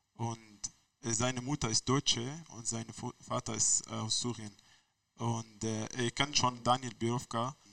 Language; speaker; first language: German; non-native, learner; Arabic